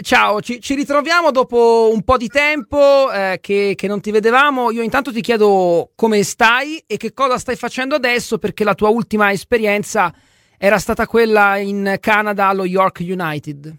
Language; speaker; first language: Italian; native; Italian